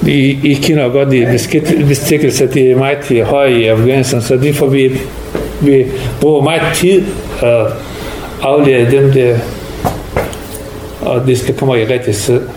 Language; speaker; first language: Danish; non-native, learner; Persian